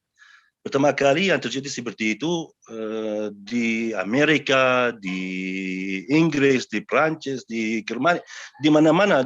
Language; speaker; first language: Indonesian; non-native, learner; Arabic